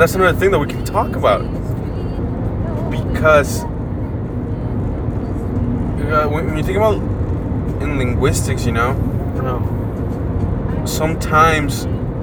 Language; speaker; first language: English; non-native, fluent; Spanish